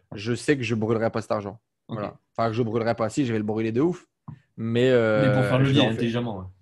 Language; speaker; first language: French; native; French